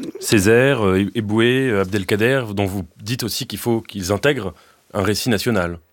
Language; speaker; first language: French; native; French